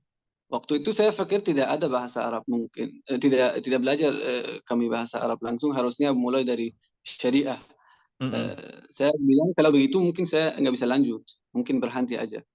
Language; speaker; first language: Indonesian; non-native, learner; Persian